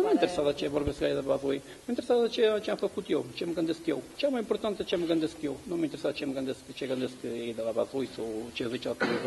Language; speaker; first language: Romanian; non-native, learner; Portuguese